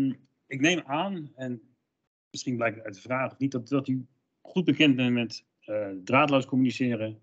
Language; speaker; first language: Dutch; native; Dutch